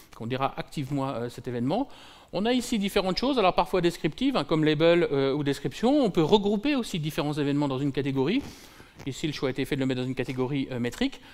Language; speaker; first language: French; native; French